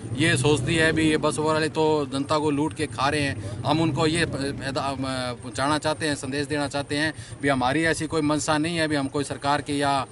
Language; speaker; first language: Hindi; native; Hindi